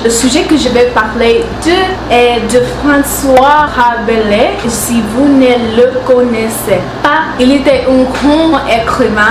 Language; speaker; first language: French; non-native, learner; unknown